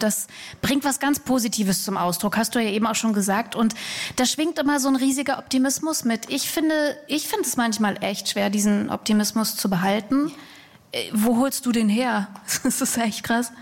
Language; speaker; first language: German; native; German